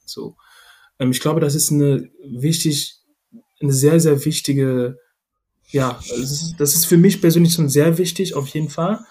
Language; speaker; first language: German; non-native, fluent; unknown